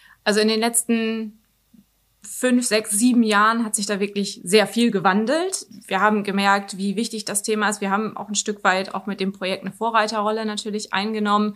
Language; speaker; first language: German; native; German